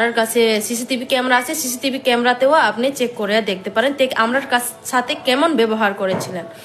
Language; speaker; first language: Bangla; non-native, local second language; Kok Borok